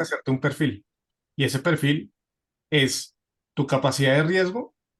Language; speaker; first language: Spanish; native; Spanish